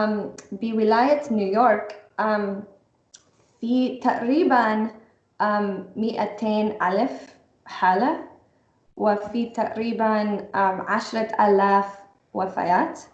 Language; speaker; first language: Arabic; non-native, fluent; English